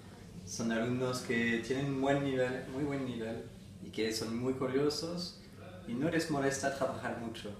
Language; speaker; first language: Spanish; non-native, fluent; French